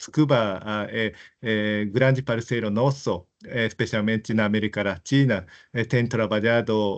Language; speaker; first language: Portuguese; non-native, fluent; Japanese